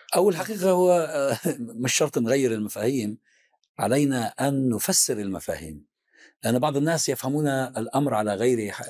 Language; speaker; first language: Arabic; native; Arabic